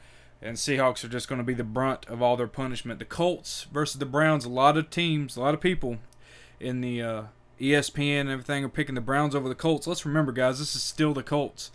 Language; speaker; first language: English; native; English